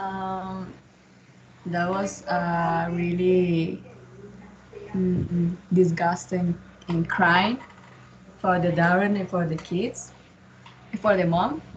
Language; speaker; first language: English; non-native, learner; Spanish